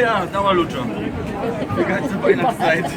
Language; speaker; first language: German; non-native, fluent; Polish